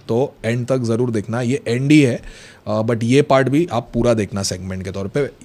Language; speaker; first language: Hindi; non-native, local second language; Marathi